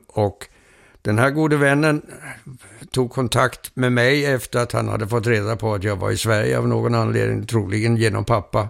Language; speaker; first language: Swedish; early bilingual, heritage; Swedish